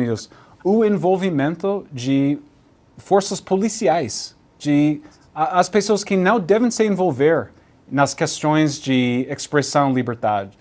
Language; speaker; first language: Portuguese; non-native, learner; English